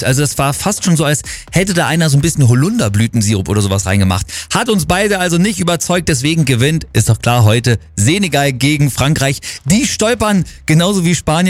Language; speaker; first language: German; native; German